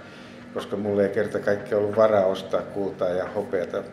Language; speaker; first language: Finnish; native; Finnish